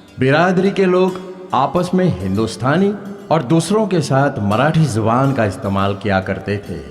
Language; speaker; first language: Urdu; native; Urdu